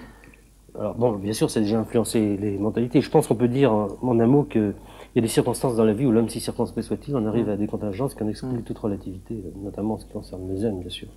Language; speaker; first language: French; native; French